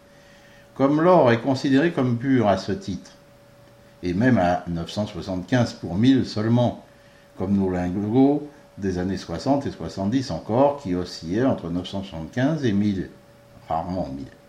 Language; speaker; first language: French; native; French